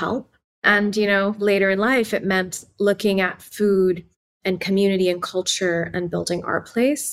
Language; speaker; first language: English; non-native, local second language; Urdu